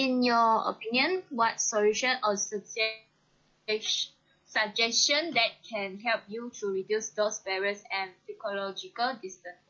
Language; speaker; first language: English; non-native, learner; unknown